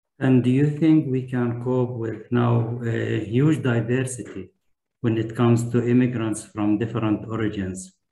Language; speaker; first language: English; non-native, fluent; Turkish